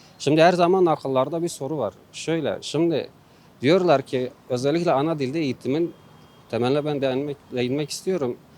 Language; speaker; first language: Turkish; non-native, local second language; Kurdish